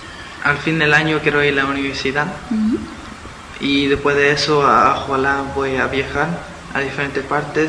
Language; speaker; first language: Spanish; early bilingual, heritage; Spanish